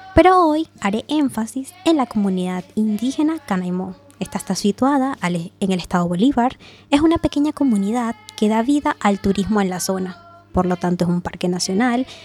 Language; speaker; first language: Spanish; non-native, local second language; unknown